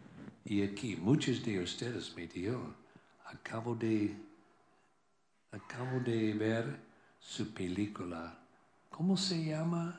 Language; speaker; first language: Spanish; non-native, learner; English